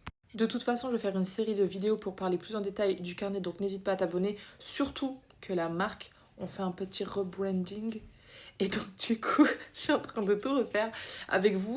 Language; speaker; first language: French; native; French